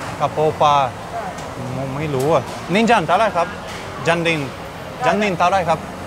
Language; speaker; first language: Thai; non-native, learner; Russian